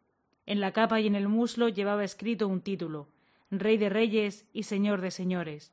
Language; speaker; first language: Spanish; native; Spanish